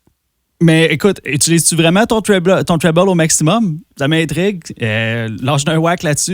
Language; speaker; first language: French; native; French